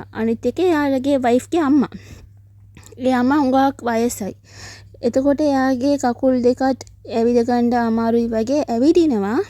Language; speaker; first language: Sinhala; non-native, local second language; Tamil